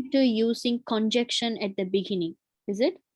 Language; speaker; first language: English; non-native, learner; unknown